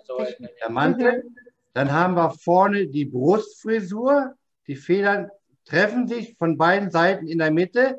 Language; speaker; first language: German; native; German